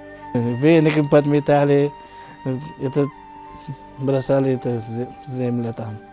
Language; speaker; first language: Russian; non-native, learner; Tajik